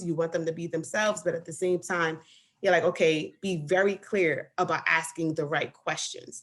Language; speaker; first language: English; native; English